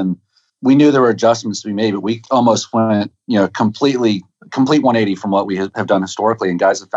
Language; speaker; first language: English; native; English